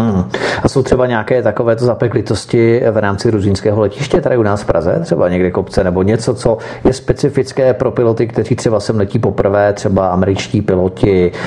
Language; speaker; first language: Czech; native; Czech